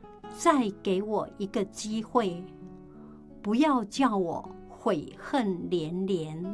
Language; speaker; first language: Chinese; native; Chinese